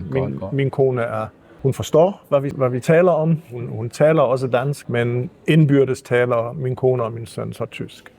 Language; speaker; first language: Danish; early bilingual, heritage; Danish